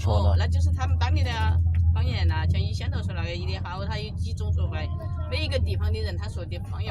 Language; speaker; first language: Chinese; native; Chinese